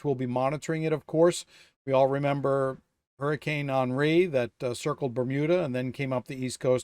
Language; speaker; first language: English; native; English